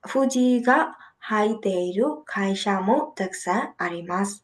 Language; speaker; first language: Japanese; non-native, fluent; Burmese